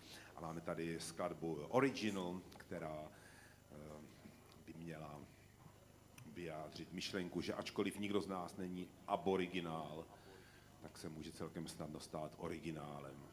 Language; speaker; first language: Czech; native; Czech